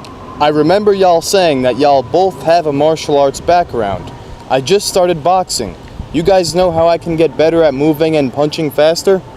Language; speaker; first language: English; native; English